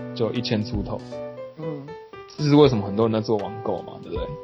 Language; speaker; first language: Chinese; non-native, local second language; Min Nan Chinese